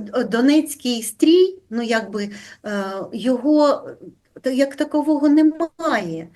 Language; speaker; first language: Ukrainian; native; Ukrainian